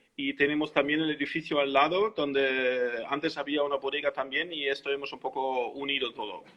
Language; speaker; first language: Spanish; non-native, fluent; German